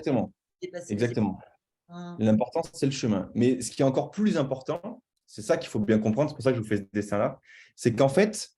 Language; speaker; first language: French; native; French